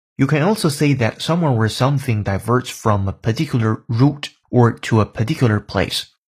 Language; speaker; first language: English; non-native, fluent; Chinese